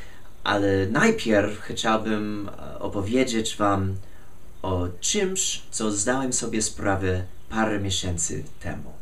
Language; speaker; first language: Polish; non-native, fluent; English